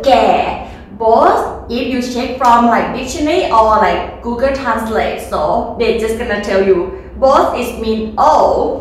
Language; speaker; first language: English; non-native, learner; Thai